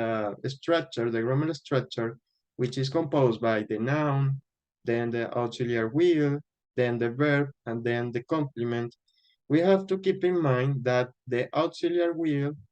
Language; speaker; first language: English; non-native, fluent; Spanish